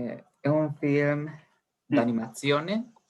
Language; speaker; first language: Italian; non-native, learner; Spanish